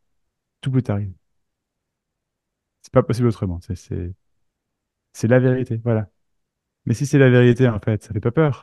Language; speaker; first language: French; native; French